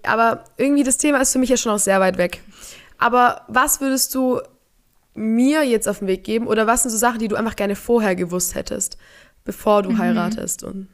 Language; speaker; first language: German; native; German